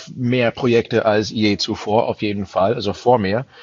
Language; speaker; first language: German; non-native, fluent; English